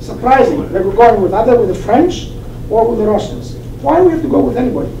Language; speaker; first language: English; non-native, fluent; Greek